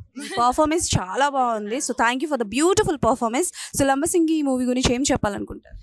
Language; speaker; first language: Telugu; native; Telugu